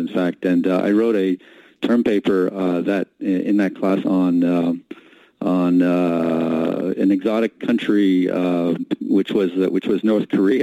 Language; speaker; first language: English; native; English